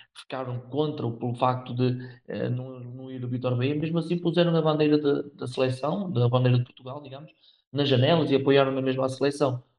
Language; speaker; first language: Portuguese; native; Portuguese